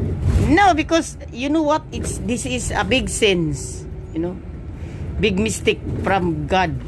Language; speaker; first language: English; non-native, learner; Cebuano